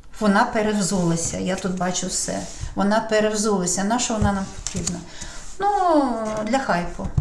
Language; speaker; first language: Ukrainian; non-native, local second language; Russian